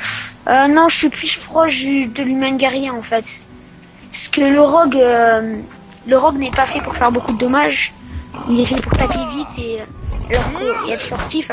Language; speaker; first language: French; native; French